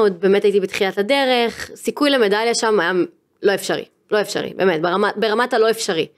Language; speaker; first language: Hebrew; native; Hebrew